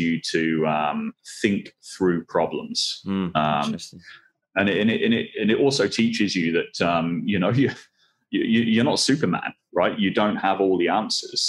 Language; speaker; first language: English; native; English